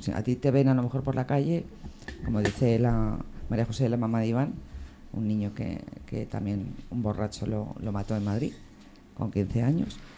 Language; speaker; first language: Spanish; native; Spanish